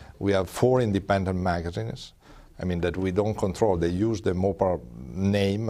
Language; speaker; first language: English; non-native, fluent; Italian